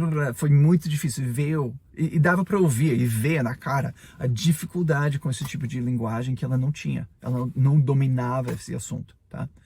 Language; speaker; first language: Portuguese; non-native, fluent; English